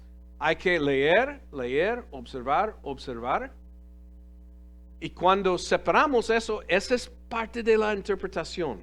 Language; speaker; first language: Spanish; non-native, fluent; English